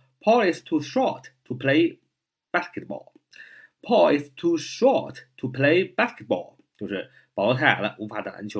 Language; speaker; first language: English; non-native, fluent; Chinese